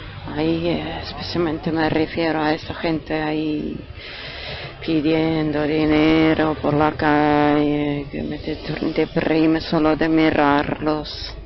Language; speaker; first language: Spanish; non-native, learner; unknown